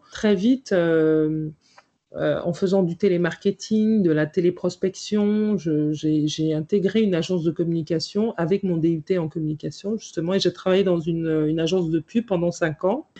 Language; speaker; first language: French; native; French